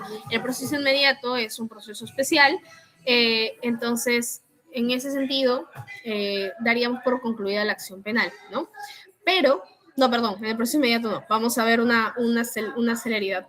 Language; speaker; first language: Spanish; native; Spanish